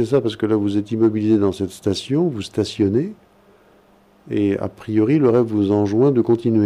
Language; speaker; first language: French; native; French